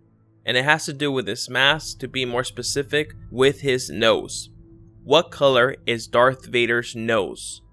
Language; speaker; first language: English; native; English